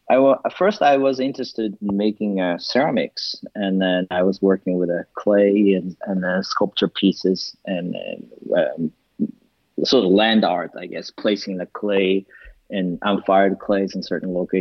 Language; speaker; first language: English; non-native, fluent; Japanese